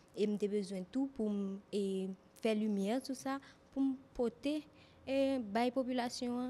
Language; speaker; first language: French; non-native, local second language; Haitian Creole